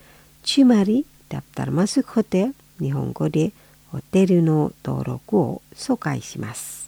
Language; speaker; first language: Japanese; non-native, fluent; Indonesian